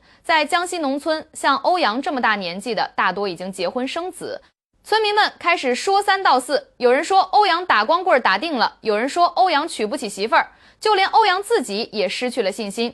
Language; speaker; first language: Chinese; native; Chinese